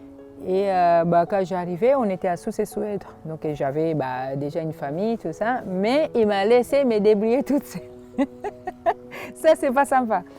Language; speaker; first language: French; non-native, fluent; Swahili